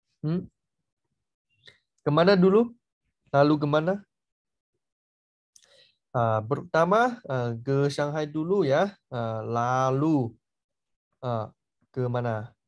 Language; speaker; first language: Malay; non-native, fluent; Chinese